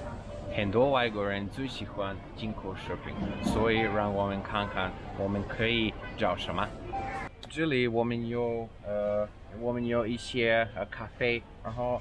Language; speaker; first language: Chinese; non-native, learner; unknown